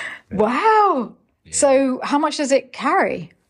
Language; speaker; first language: English; native; English